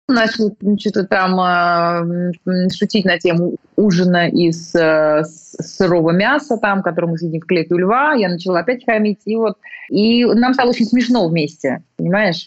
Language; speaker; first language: Russian; native; Russian